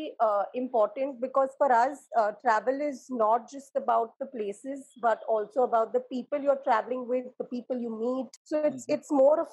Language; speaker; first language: English; non-native, local second language; Hindi